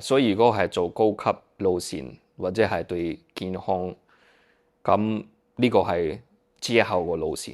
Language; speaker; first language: Cantonese; early bilingual, heritage; Cantonese